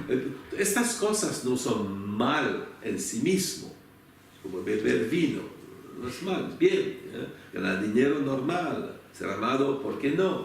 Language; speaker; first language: Spanish; non-native, fluent; French